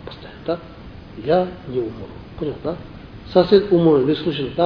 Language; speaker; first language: Russian; non-native, learner; Tibetan